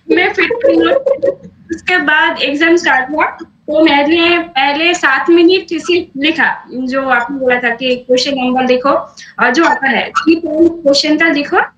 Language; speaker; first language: Hindi; non-native, local second language; Bangla